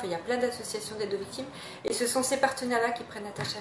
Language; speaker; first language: French; native; French